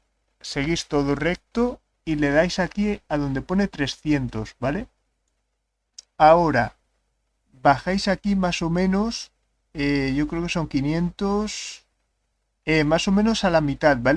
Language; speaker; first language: Spanish; native; Spanish